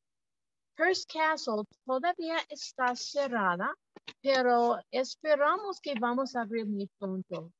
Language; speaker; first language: Spanish; non-native, fluent; English